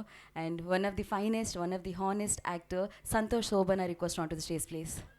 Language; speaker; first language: Telugu; native; Telugu